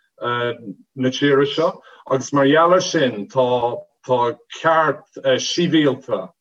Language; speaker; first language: Irish; non-native, fluent; English